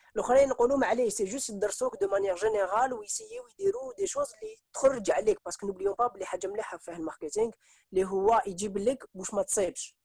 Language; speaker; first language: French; non-native, local second language; Arabic